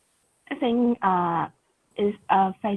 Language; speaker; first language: English; non-native, learner; Vietnamese